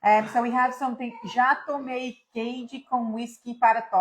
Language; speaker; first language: Portuguese; non-native, fluent; English